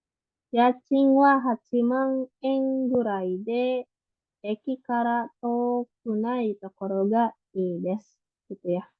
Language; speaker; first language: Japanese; non-native, fluent; Indonesian